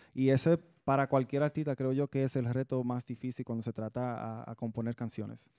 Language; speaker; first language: Spanish; early bilingual, heritage; Spanish